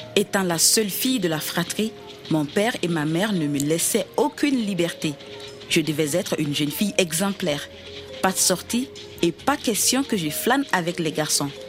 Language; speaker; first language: French; non-native, local second language; Dyula